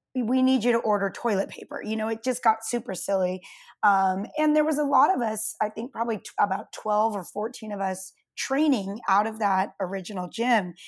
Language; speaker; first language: English; native; English